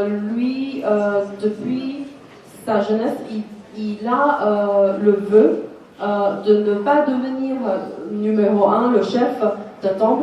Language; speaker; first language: French; non-native, fluent; Chinese